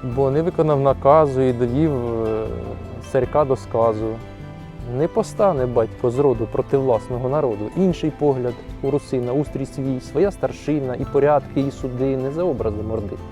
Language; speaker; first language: Ukrainian; native; Ukrainian